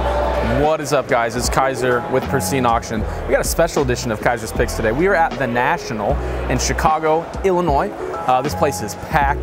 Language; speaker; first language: English; native; English